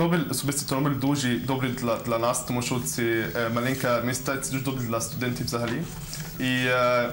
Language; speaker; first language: Ukrainian; non-native, learner; Arabic